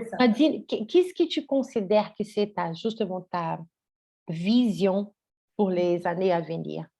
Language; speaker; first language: French; non-native, fluent; Portuguese